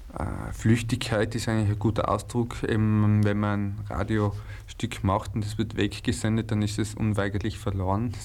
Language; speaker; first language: German; native; German